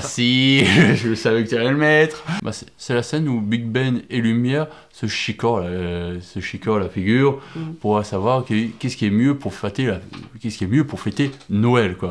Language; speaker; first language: French; native; French